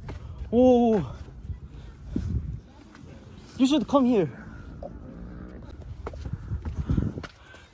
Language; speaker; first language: English; non-native, learner; Korean